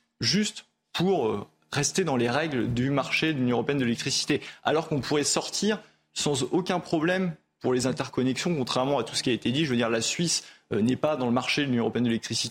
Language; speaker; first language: French; native; French